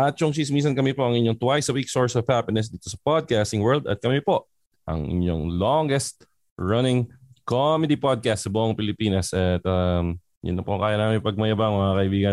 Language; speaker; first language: English; non-native, local second language; Filipino